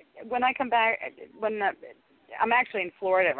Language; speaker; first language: English; non-native, fluent; Danish